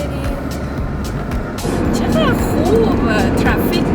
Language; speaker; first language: Persian; non-native, learner; Chinese